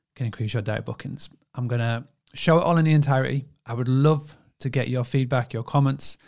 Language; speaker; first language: English; native; English